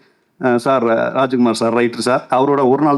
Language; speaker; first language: Tamil; native; Tamil